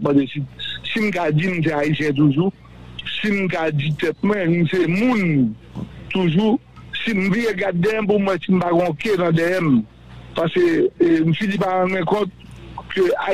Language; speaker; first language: French; non-native, local second language; Haitian Creole